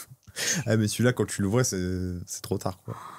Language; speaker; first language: French; native; French